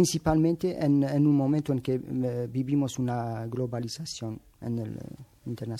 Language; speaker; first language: Spanish; non-native, fluent; Arabic